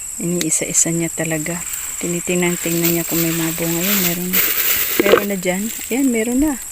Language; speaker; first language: Filipino; native; Filipino